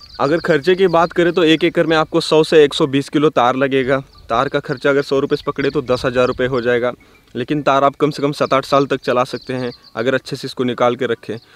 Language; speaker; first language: Hindi; native; Hindi